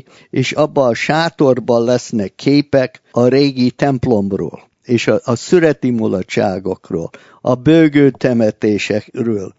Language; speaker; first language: Hungarian; early bilingual, heritage; Hungarian